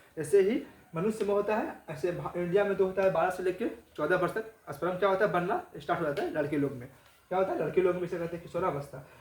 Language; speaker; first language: Hindi; native; Hindi